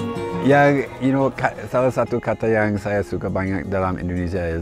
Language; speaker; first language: Indonesian; non-native, fluent; English